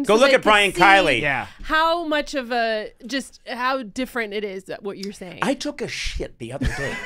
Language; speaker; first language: English; native; English